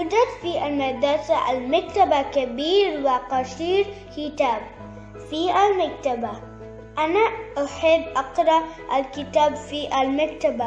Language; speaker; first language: Arabic; non-native, learner; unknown